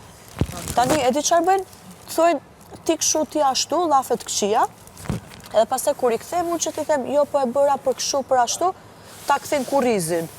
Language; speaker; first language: Albanian; native; Albanian